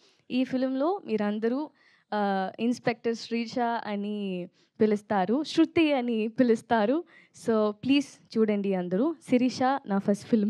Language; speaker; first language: Telugu; non-native, local second language; Tamil